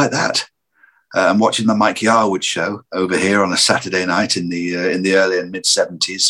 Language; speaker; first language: English; native; English